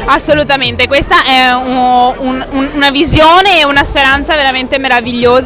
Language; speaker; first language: Italian; native; Italian